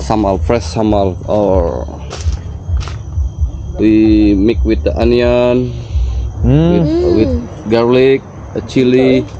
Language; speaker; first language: English; non-native, learner; Balinese